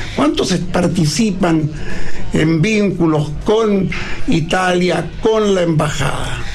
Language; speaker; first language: Spanish; native; Spanish